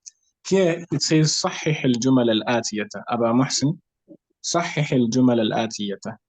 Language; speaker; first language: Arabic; non-native, fluent; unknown